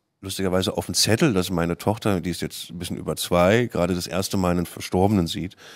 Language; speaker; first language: German; native; German